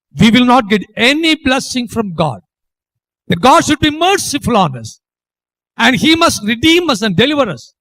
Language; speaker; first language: English; non-native, local second language; Tamil